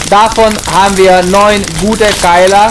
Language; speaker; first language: German; non-native, learner; Hungarian